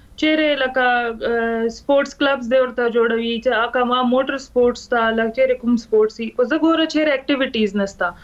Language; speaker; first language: Pashto; native; Pashto